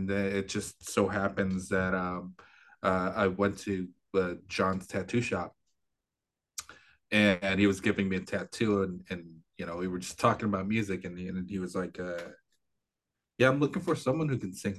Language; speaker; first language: English; non-native, local second language; Filipino